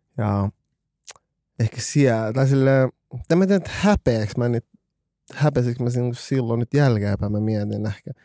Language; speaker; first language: Finnish; early bilingual, other home language; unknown